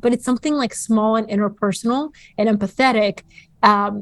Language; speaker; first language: English; early bilingual, other home language; Bulgarian